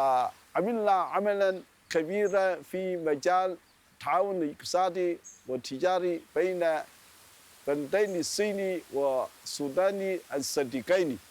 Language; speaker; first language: Arabic; non-native, fluent; Chinese